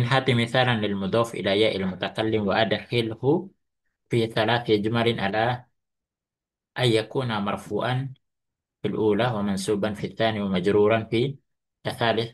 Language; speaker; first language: Arabic; non-native, fluent; Indonesian